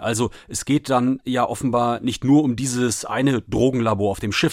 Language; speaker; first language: German; native; German